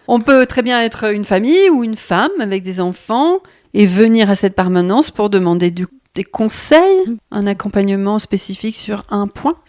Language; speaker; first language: French; native; French